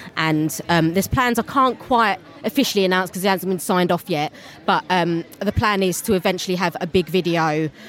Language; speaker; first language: English; native; English